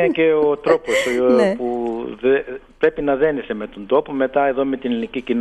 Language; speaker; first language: Greek; native; Greek